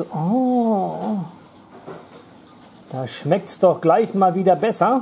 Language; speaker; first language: German; native; German